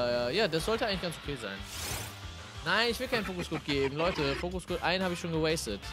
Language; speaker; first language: German; native; German